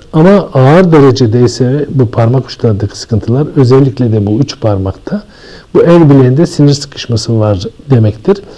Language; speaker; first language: Turkish; native; Turkish